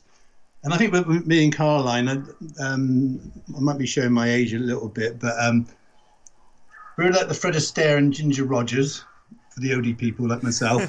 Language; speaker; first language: English; native; English